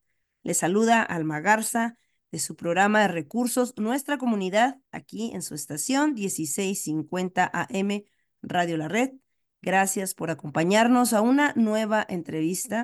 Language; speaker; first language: Spanish; native; Spanish